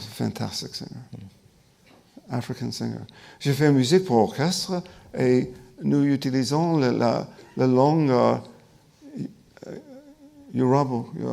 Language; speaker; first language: French; non-native, fluent; English